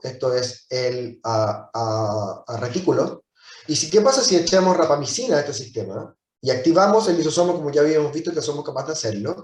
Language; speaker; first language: Spanish; native; Spanish